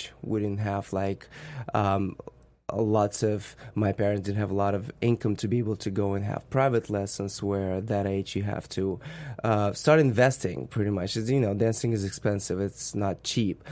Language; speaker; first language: English; non-native, fluent; Russian